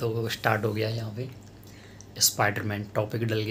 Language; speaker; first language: Hindi; native; Hindi